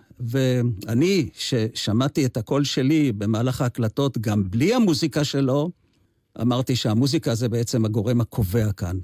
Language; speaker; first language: Hebrew; native; Hebrew